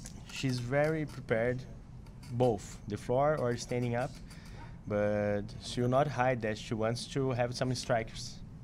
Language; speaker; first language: English; non-native, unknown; Portuguese